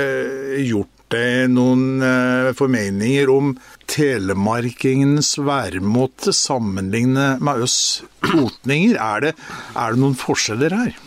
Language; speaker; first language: Norwegian; native; Norwegian